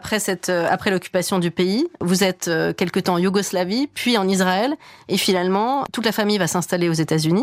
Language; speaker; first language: French; native; French